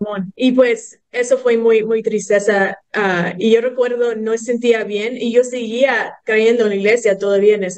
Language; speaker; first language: Spanish; early bilingual, heritage; English